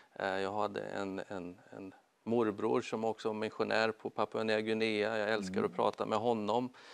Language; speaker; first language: Swedish; native; Swedish